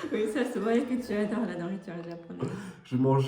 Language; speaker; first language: French; non-native, fluent; Japanese